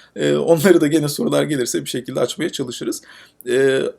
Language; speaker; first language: Turkish; native; Turkish